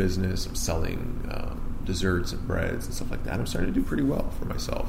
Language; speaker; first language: English; native; English